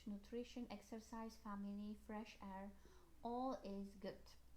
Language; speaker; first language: English; non-native, learner; Polish